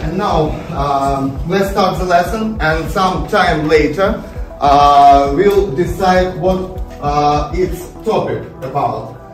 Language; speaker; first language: English; non-native, fluent; Russian